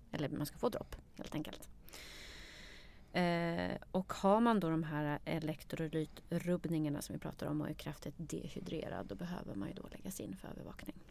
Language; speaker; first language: Swedish; native; Swedish